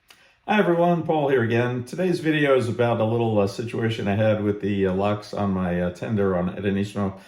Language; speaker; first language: English; native; English